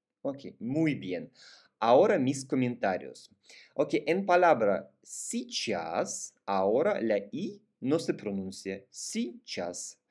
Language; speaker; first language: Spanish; non-native, fluent; Russian